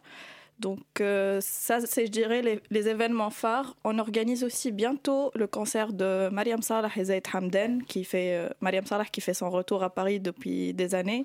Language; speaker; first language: French; non-native, local second language; Arabic